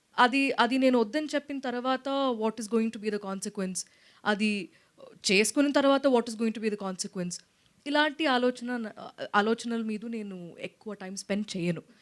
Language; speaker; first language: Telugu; non-native, local second language; Malayalam